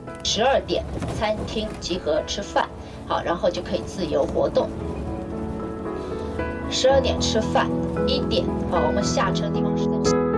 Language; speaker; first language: Chinese; native; Chinese